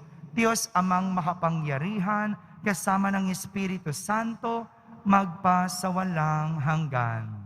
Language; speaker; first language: Filipino; native; Filipino